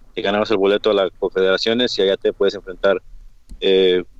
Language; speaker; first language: Spanish; early bilingual, heritage; Spanish